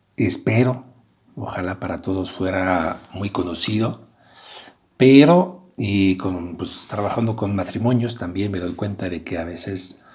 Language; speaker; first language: Spanish; non-native, fluent; French